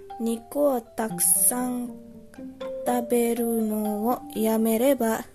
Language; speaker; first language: Japanese; non-native, learner; Indonesian